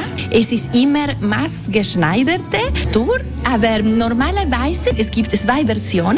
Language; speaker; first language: German; non-native, fluent; Italian